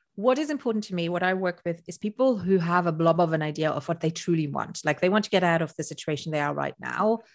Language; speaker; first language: English; non-native, fluent; Luxembourgish